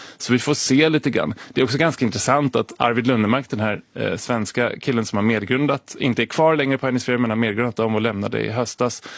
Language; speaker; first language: Swedish; native; Swedish